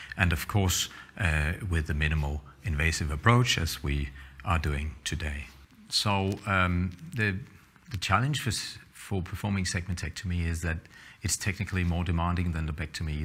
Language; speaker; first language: English; non-native, fluent; Danish